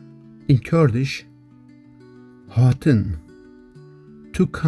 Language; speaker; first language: English; non-native, fluent; Kurdish